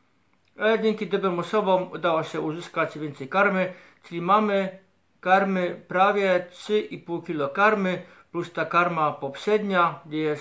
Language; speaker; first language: Polish; native; Polish